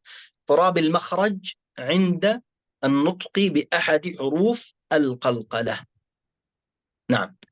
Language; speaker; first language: Arabic; native; Arabic